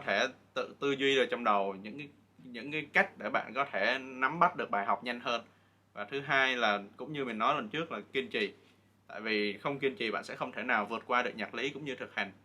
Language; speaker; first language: Vietnamese; native; Vietnamese